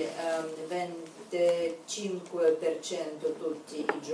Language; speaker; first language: Italian; non-native, learner; Russian